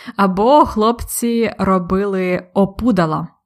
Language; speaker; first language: Ukrainian; native; Ukrainian